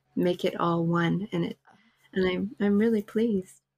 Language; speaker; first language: English; native; English